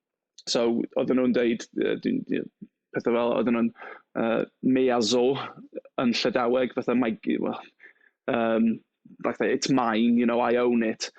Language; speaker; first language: Welsh; non-native, local second language; English